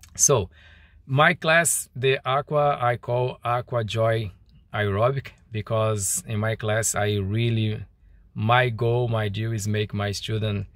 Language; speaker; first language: English; non-native, learner; Portuguese